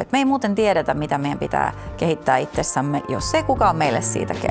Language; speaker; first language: Finnish; native; Finnish